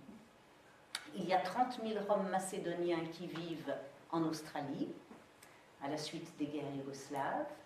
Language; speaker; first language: French; native; French